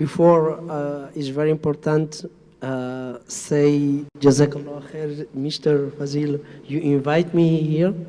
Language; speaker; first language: English; non-native, learner; Spanish